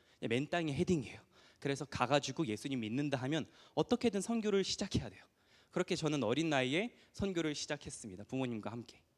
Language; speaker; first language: Korean; early bilingual, heritage; Korean